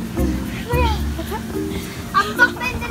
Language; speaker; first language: Filipino; non-native, local second language; Cebuano